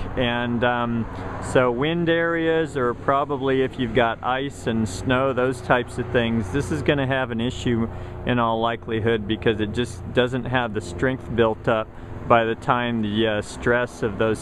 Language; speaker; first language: English; native; English